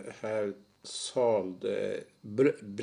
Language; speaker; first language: English; non-native, learner; Turkish